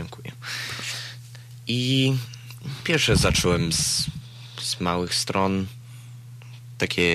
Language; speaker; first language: Polish; early bilingual, heritage; Polish